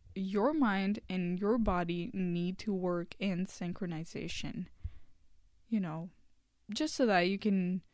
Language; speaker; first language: English; non-native, local second language; Hindi